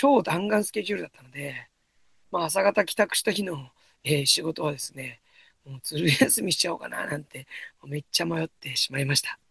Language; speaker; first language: Japanese; native; Japanese